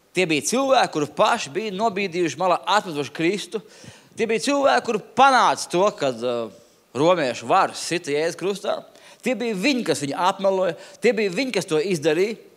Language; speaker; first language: Latvian; non-native, local second language; Russian